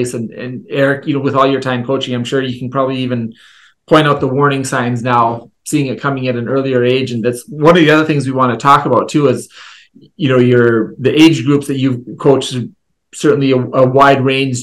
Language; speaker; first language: English; native; English